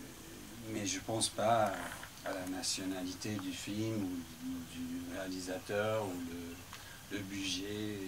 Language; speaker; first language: French; non-native, fluent; English